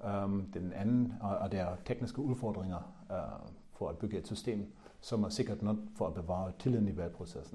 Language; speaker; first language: Danish; non-native, fluent; German